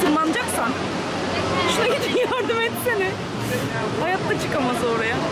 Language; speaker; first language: Turkish; native; Turkish